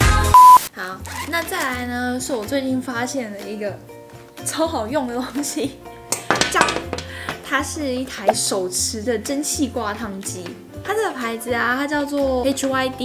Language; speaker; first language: Chinese; native; Chinese